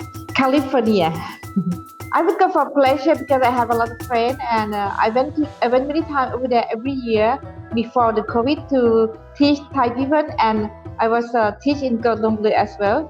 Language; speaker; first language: English; non-native, fluent; Thai